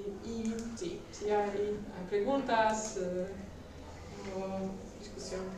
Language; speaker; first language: Spanish; non-native, learner; Polish